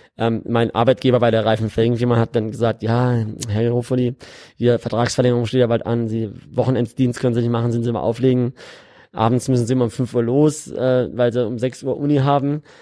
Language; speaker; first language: German; native; German